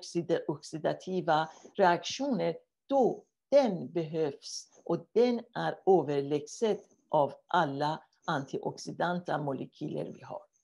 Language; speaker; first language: Swedish; non-native, fluent; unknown